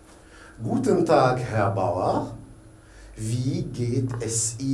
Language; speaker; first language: German; non-native, fluent; Arabic